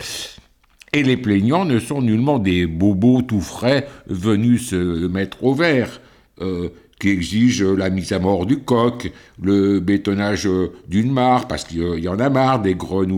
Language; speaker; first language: French; native; French